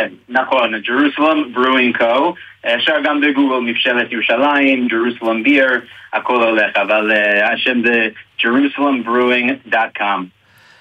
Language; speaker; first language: Hebrew; non-native, fluent; English